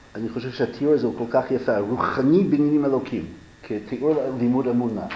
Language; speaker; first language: Hebrew; non-native, fluent; English